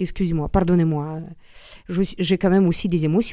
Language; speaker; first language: French; non-native, fluent; Romanian